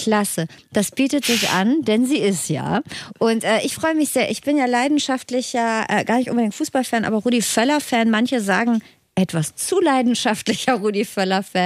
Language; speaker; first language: German; native; German